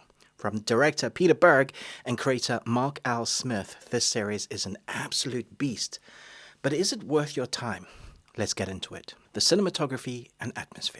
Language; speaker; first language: English; native; English